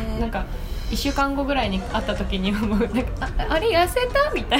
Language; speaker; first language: Japanese; native; Japanese